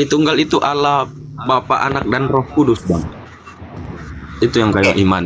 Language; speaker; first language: Indonesian; native; Indonesian